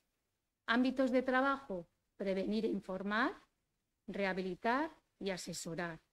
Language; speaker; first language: Spanish; native; Spanish